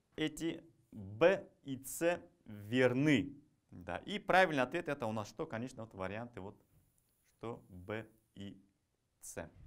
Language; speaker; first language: Russian; non-native, local second language; Kazakh